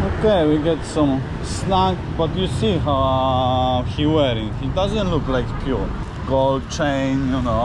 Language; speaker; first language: English; non-native, fluent; Polish